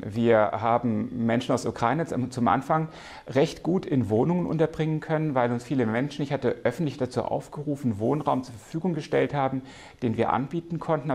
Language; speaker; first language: German; native; German